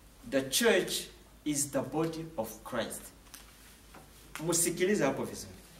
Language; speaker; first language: English; non-native, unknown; Swahili